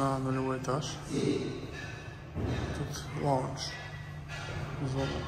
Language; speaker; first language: Russian; native; Russian